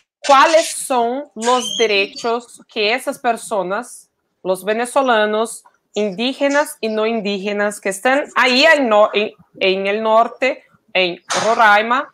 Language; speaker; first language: Spanish; non-native, fluent; Portuguese